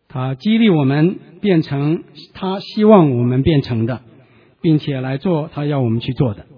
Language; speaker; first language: Chinese; native; Chinese